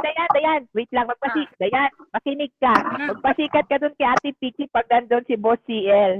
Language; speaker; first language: Filipino; native; Filipino